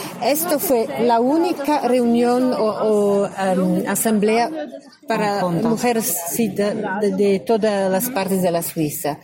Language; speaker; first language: Spanish; non-native, learner; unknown